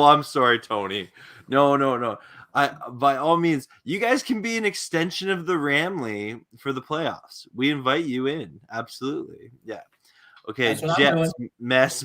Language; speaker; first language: English; native; English